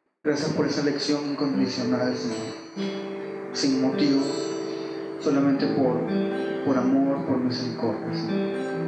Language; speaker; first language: Spanish; native; Spanish